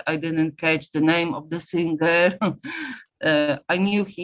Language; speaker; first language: English; non-native, fluent; Polish